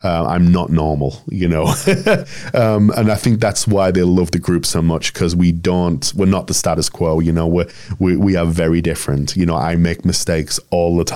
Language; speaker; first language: English; native; English